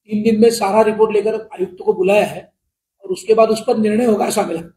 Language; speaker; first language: Hindi; non-native, local second language; Marathi